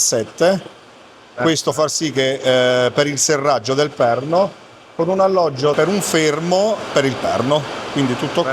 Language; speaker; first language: Italian; native; Italian